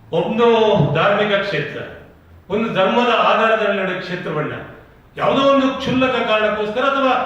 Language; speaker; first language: Kannada; native; Kannada